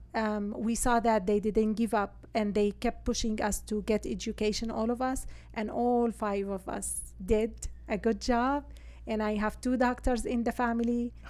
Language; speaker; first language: English; non-native, fluent; Arabic